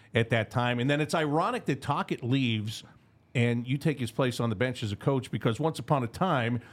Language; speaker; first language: English; native; English